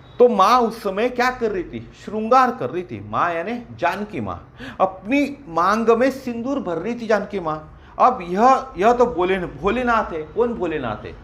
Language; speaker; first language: Hindi; non-native, local second language; Marathi